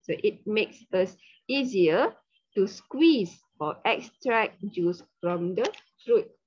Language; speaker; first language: English; non-native, local second language; Malay